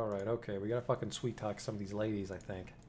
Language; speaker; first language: English; native; English